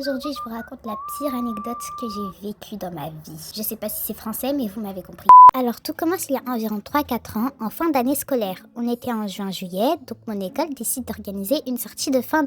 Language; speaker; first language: French; native; French